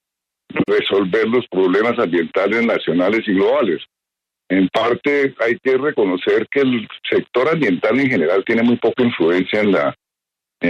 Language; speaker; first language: Spanish; native; Spanish